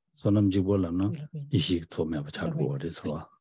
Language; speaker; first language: French; non-native, learner; Tibetan